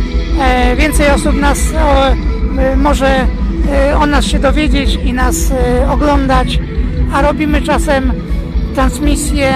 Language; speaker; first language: Polish; native; Polish